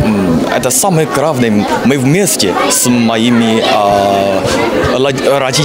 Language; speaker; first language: Russian; non-native, learner; Chinese